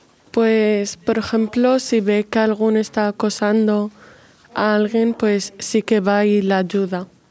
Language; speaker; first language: Spanish; native; Spanish